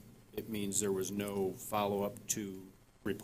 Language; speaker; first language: English; native; English